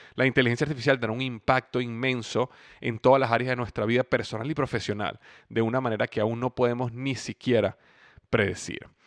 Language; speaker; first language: Spanish; native; Spanish